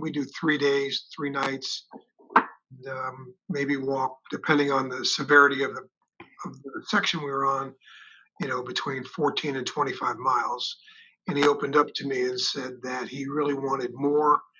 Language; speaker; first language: English; native; English